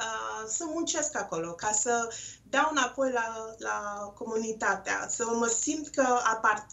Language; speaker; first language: Romanian; non-native, local second language; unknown